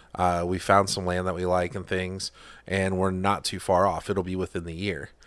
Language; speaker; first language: English; native; English